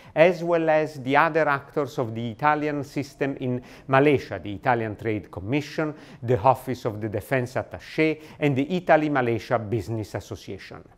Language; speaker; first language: English; non-native, fluent; Italian